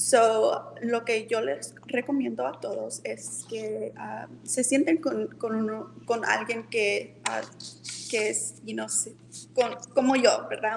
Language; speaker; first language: Spanish; early bilingual, heritage; Spanish